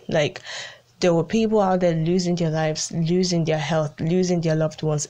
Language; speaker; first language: English; early bilingual, other home language; Italian